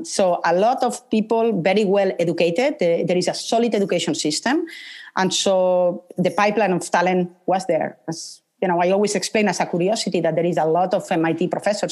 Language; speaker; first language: English; non-native, fluent; Spanish